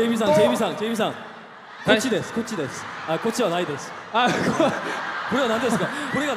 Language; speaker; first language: Japanese; non-native, learner; Korean